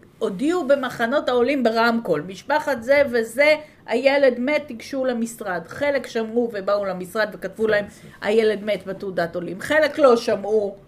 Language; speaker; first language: Hebrew; native; Hebrew